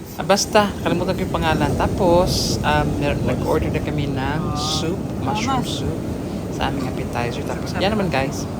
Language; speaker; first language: Filipino; non-native, local second language; Cebuano